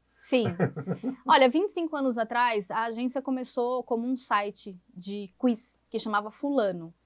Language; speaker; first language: Portuguese; native; Portuguese